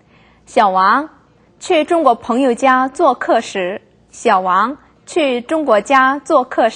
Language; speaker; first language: Chinese; non-native, fluent; Korean